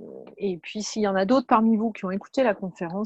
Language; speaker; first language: French; native; French